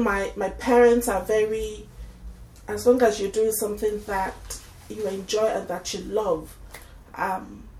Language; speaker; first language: English; non-native, local second language; Yoruba